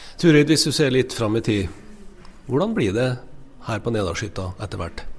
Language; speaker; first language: Norwegian; native; Norwegian